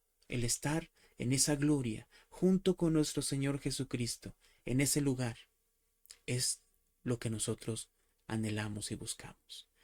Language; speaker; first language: Spanish; native; Spanish